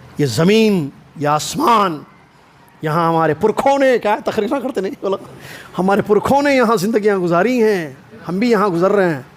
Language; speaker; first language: Urdu; native; Urdu